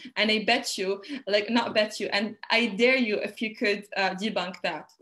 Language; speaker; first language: English; non-native, fluent; Arabic